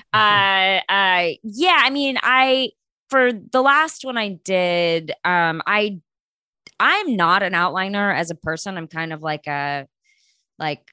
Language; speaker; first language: English; native; English